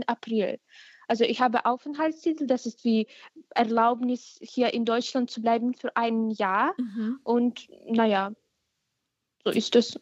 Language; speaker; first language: German; non-native, fluent; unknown